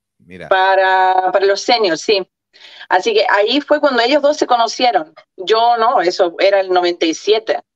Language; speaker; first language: Spanish; early bilingual, other home language; Croatian